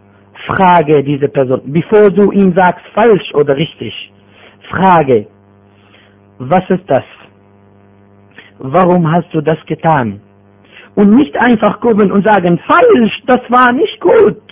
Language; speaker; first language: German; non-native, fluent; Arabic